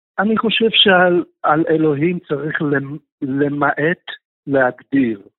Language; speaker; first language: Hebrew; non-native, fluent; Russian